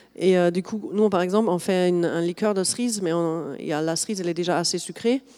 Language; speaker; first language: French; non-native, fluent; German